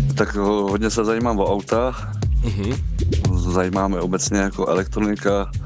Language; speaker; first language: Czech; native; Czech